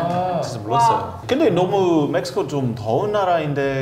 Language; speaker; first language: Korean; non-native, learner; English